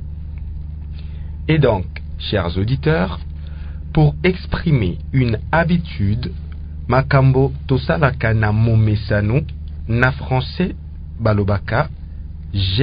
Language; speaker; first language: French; non-native, local second language; Lingala